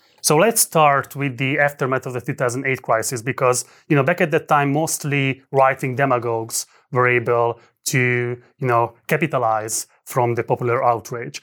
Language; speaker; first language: English; non-native, fluent; Hungarian